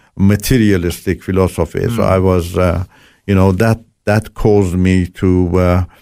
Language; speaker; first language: English; non-native, fluent; Turkish